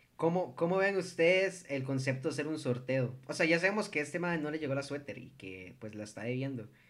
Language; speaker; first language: Spanish; native; Spanish